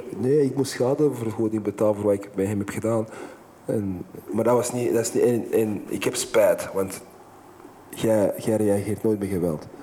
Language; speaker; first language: Dutch; non-native, fluent; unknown